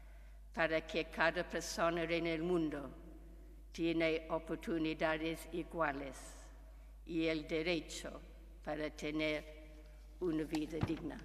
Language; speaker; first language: Spanish; non-native, fluent; English